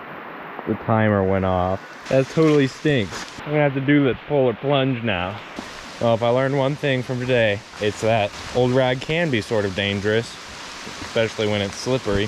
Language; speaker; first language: English; native; English